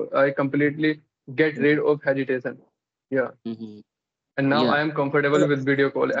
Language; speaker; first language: English; non-native, local second language; Hindi